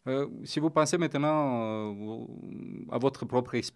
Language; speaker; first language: French; non-native, fluent; Romanian